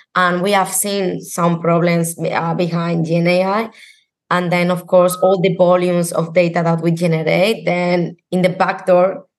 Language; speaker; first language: English; non-native, fluent; Spanish